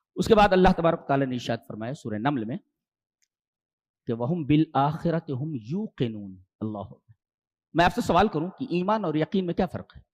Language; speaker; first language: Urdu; native; Urdu